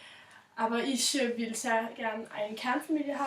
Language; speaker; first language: German; non-native, learner; Danish